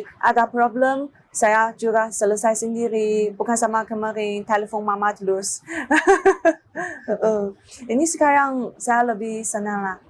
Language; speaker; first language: Indonesian; non-native, learner; Chinese